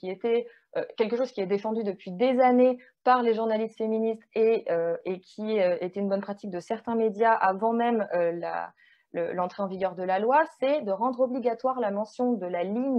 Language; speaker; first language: French; native; French